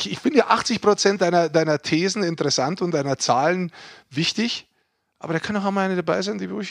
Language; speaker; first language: German; native; German